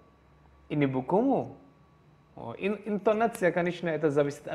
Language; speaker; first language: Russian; non-native, learner; Javanese